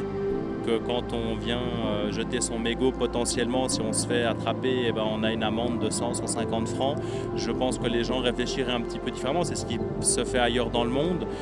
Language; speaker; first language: French; native; French